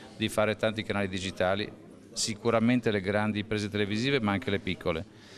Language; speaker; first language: Italian; native; Italian